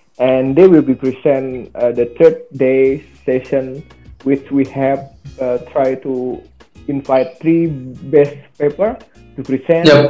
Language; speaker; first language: English; non-native, learner; Indonesian